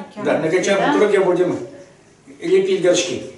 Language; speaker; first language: Russian; non-native, local second language; Lithuanian